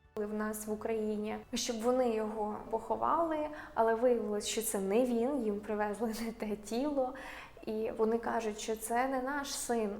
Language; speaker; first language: Ukrainian; non-native, local second language; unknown